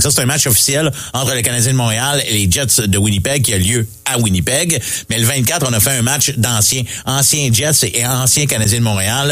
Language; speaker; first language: French; native; French